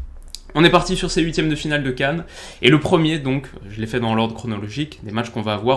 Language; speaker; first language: French; native; French